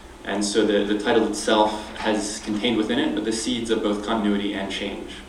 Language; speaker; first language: English; native; English